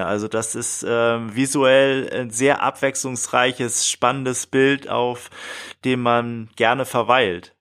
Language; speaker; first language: German; native; German